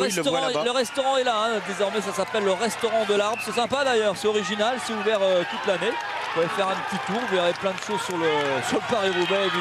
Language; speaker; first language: French; native; French